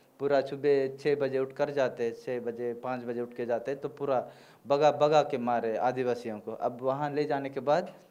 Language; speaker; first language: Hindi; non-native, local second language; Gondi